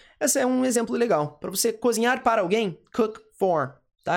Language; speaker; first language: Portuguese; native; Portuguese